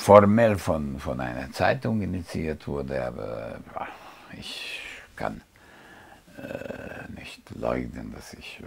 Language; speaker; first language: German; non-native, fluent; Hungarian